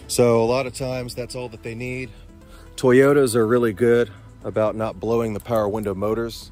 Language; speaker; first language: English; native; English